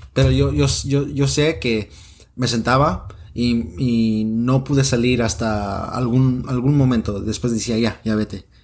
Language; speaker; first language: Spanish; early bilingual, other home language; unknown